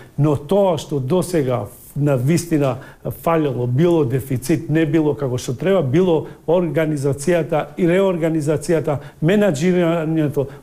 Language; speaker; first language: Macedonian; non-native, local second language; Albanian